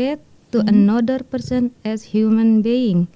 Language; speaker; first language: English; non-native, learner; Indonesian